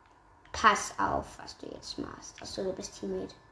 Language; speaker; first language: German; native; German